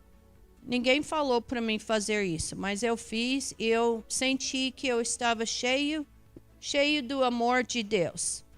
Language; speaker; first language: Portuguese; non-native, fluent; English